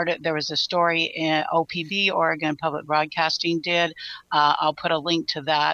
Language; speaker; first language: English; native; English